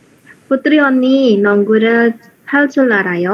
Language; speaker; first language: Korean; non-native, learner; Indonesian